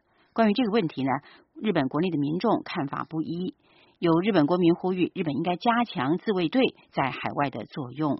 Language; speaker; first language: Chinese; native; Chinese